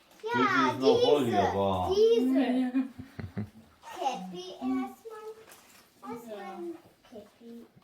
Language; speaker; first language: German; early bilingual, other home language; Russian